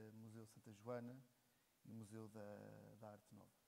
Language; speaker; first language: Portuguese; native; Portuguese